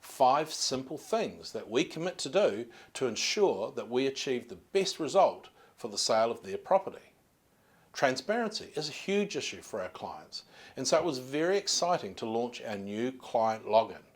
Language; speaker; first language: English; native; English